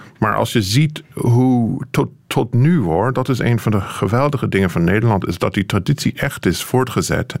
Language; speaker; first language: Dutch; non-native, fluent; English